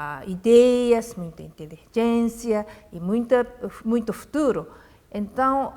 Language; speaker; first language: Portuguese; non-native, fluent; Japanese